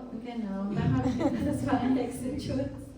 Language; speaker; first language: German; non-native, fluent; Portuguese